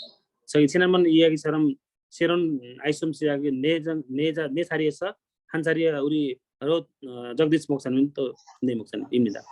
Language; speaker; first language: Korean; non-native, learner; Nepali